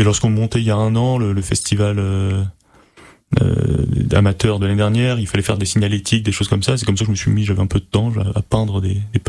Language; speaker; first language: French; native; French